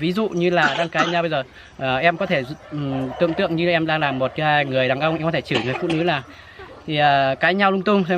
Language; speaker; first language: Vietnamese; non-native, local second language; Hmong